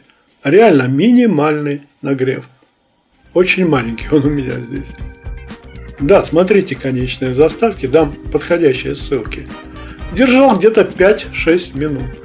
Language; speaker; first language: Russian; native; Russian